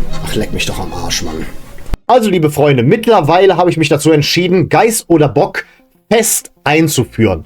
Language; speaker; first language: German; native; German